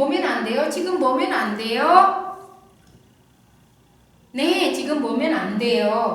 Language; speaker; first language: Korean; non-native, fluent; Indonesian